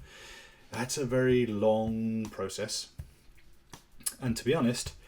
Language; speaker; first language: English; native; English